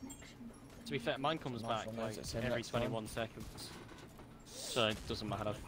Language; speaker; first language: English; native; English